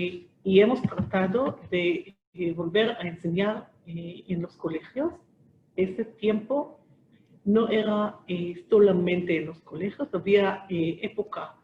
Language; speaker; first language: Spanish; non-native, fluent; Hebrew